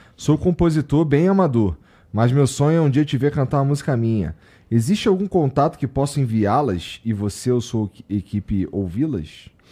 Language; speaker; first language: Portuguese; native; Portuguese